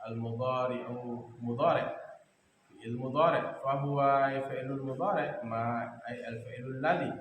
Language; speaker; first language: Arabic; non-native, fluent; Sasak